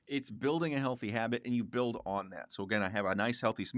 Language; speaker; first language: English; native; English